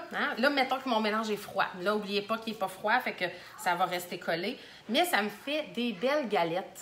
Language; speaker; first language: French; native; French